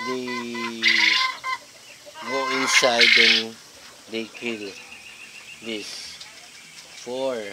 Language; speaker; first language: English; non-native, local second language; Filipino